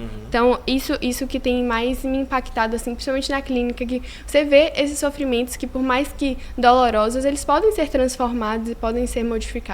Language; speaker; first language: Portuguese; native; Portuguese